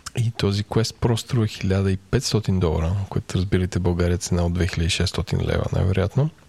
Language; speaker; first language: Bulgarian; native; Bulgarian